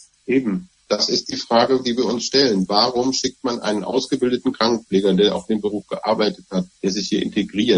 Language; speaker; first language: German; native; German